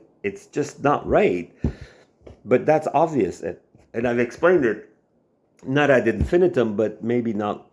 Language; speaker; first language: English; non-native, local second language; French